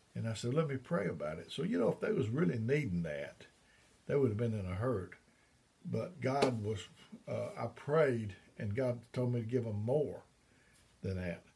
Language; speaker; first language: English; native; English